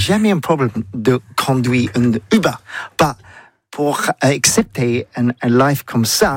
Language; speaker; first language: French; non-native, learner; English